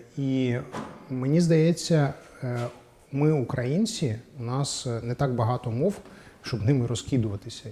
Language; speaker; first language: Ukrainian; native; Ukrainian